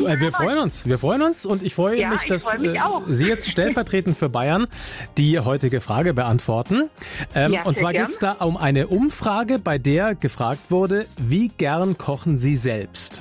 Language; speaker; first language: German; native; German